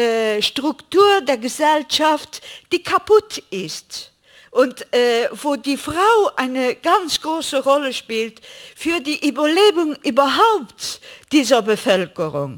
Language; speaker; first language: German; non-native, fluent; Greek